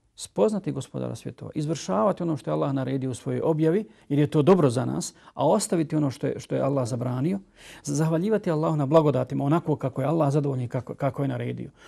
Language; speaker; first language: Bosnian; native; Bosnian